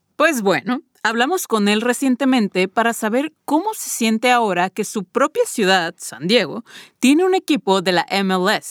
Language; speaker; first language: Spanish; native; Spanish